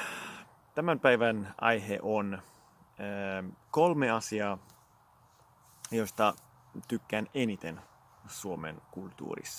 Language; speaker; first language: Finnish; non-native, fluent; Italian